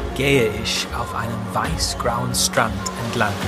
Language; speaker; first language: German; non-native, fluent; English